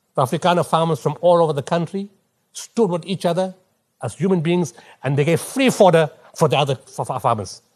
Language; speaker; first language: English; native; English